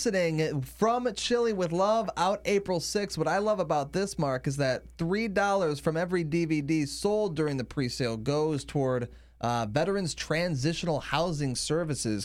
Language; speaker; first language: English; native; English